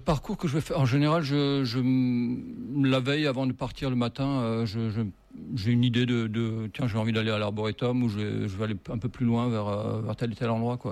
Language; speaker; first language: French; native; French